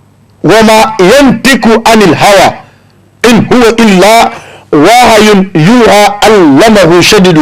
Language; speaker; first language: Arabic; non-native, fluent; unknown